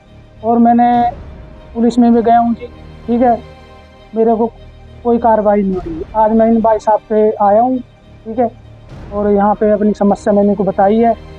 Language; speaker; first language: Hindi; native; Hindi